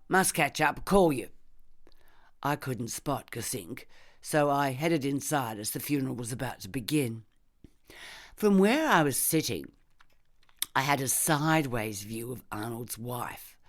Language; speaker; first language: English; native; English